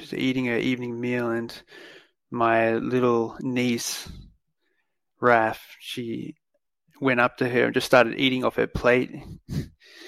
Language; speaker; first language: English; native; English